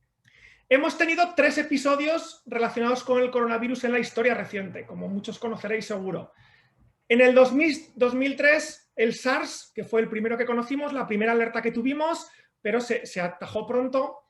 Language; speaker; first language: Spanish; native; Spanish